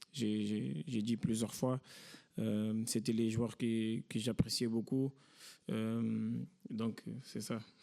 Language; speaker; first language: French; non-native, fluent; Portuguese